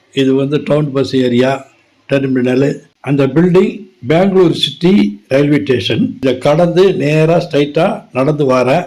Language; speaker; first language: Tamil; native; Tamil